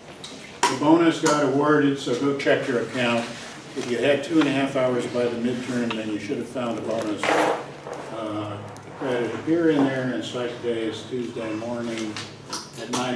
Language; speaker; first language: English; native; English